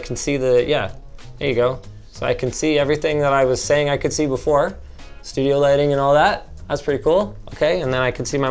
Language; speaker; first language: English; native; English